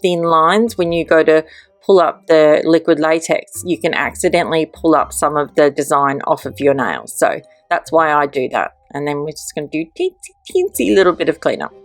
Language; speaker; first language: English; native; English